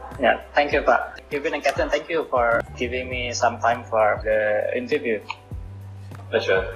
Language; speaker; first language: English; non-native, learner; Indonesian